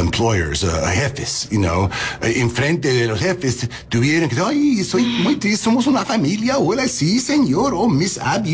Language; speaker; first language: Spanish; non-native, learner; English